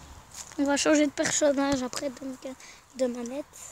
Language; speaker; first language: French; native; French